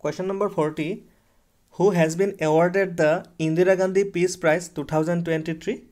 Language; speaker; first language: English; non-native, local second language; Assamese